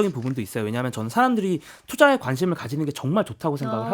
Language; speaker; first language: Korean; native; Korean